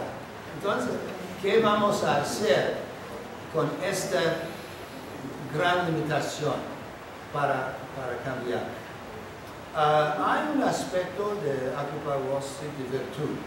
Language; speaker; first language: Spanish; non-native, fluent; English